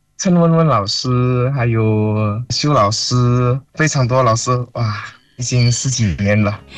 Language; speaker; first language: Chinese; non-native, fluent; Min Nan Chinese